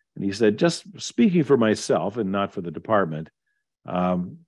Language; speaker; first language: English; native; English